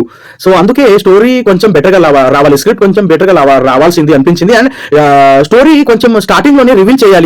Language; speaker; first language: Telugu; non-native, learner; Kannada